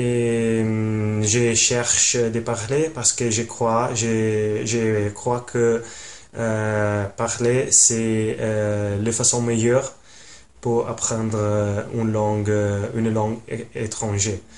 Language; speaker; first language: French; non-native, learner; Italian